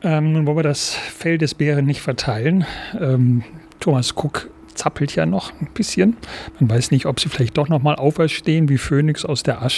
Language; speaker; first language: German; native; German